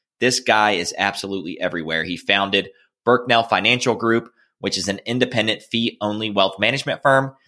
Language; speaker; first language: English; native; English